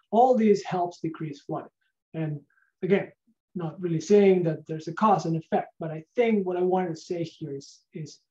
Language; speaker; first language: English; non-native, fluent; Spanish